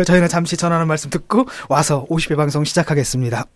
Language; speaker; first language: Korean; native; Korean